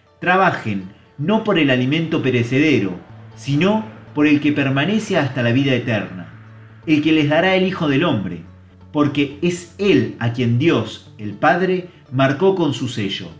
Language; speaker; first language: Spanish; native; Spanish